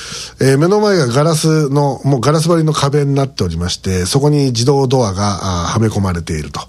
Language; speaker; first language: Japanese; native; Japanese